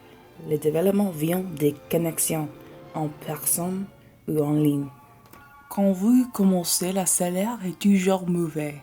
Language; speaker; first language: French; non-native, learner; English